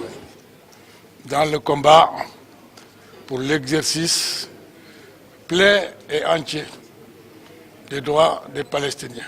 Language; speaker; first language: French; non-native, local second language; Wolof